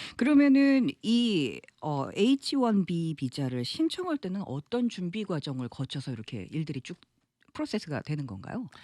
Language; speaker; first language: Korean; native; Korean